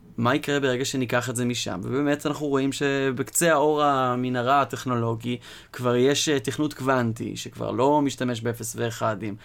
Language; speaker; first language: Hebrew; native; Hebrew